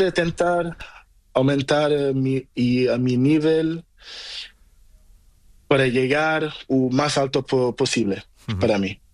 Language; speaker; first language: Spanish; non-native, learner; Portuguese